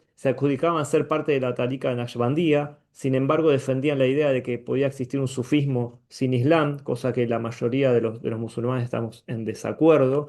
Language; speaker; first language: Spanish; native; Spanish